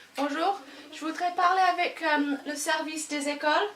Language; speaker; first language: French; non-native, learner; English